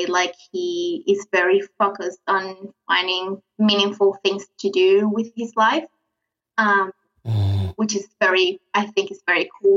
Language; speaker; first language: English; non-native, fluent; Spanish